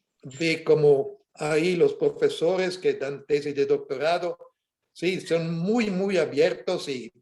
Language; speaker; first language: Spanish; non-native, fluent; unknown